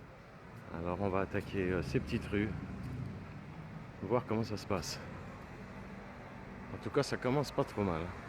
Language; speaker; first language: French; native; French